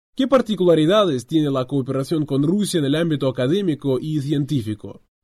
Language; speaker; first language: Spanish; non-native, fluent; Russian